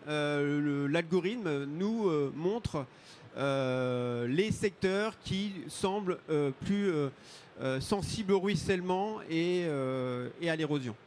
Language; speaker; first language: French; native; French